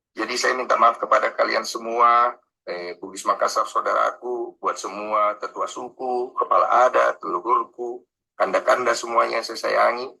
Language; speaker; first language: Indonesian; native; Indonesian